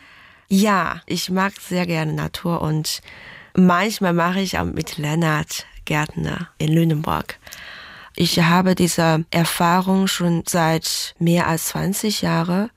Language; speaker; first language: German; early bilingual, other home language; Chinese